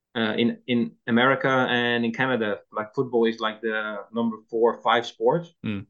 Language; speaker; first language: English; non-native, fluent; Dutch